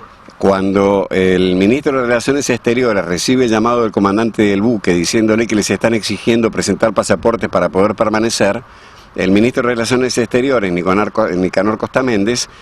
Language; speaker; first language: Spanish; native; Spanish